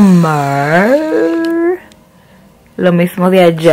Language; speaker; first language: Spanish; native; Spanish